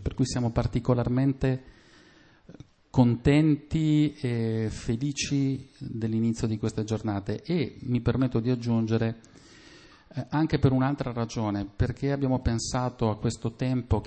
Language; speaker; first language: Italian; native; Italian